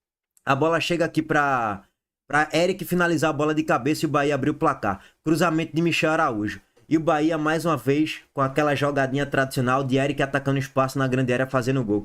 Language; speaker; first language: Portuguese; native; Portuguese